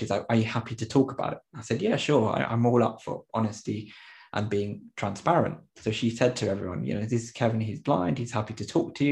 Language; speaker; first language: English; early bilingual, other home language; Spanish